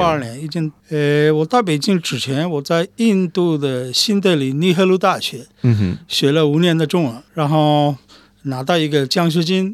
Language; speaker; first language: Chinese; non-native, fluent; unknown